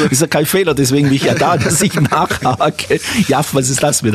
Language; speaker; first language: German; native; German